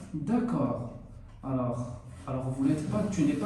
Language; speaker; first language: French; non-native, local second language; Arabic